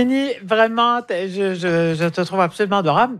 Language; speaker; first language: French; native; French